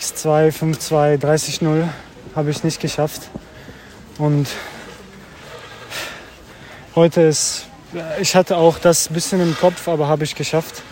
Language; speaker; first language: German; non-native, fluent; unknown